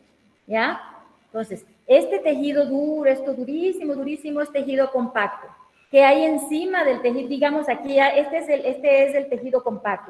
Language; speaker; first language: Spanish; native; Spanish